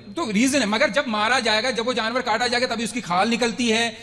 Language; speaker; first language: Hindi; non-native, local second language; Kashmiri